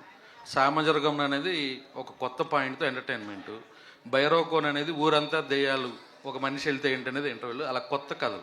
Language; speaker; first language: Telugu; native; Telugu